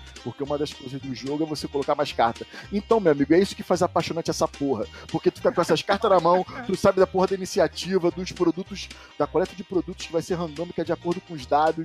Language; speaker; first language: Portuguese; native; Portuguese